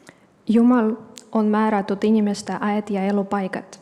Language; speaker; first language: Estonian; non-native, local second language; Russian